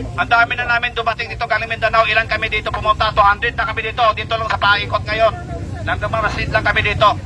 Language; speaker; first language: Filipino; non-native, local second language; Cebuano